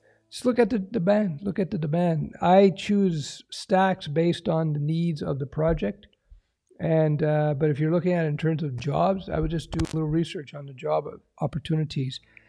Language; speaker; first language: English; early bilingual, other home language; French